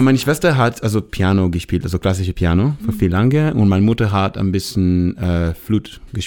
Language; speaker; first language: German; non-native, learner; Hebrew